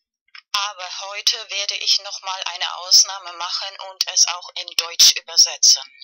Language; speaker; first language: German; non-native, learner; Spanish